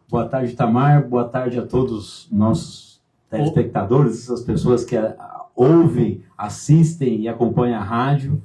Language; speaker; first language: Portuguese; native; Portuguese